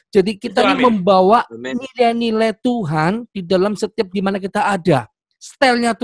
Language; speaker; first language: Indonesian; native; Indonesian